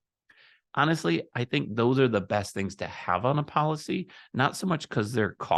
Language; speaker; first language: English; native; English